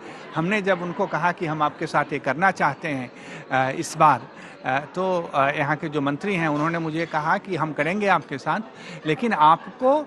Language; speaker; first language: Hindi; native; Hindi